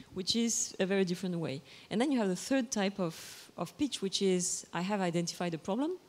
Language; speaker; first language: English; non-native, fluent; Bulgarian